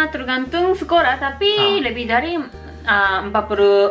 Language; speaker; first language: Indonesian; non-native, learner; Japanese